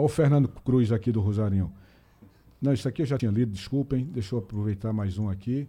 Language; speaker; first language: Portuguese; native; Portuguese